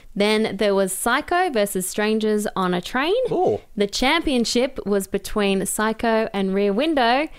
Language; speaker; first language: English; native; English